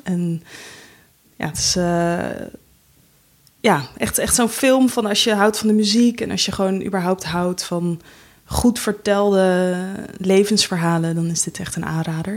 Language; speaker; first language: Dutch; native; Dutch